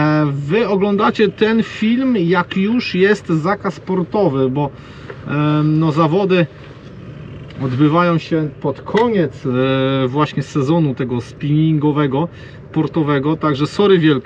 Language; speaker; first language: Polish; native; Polish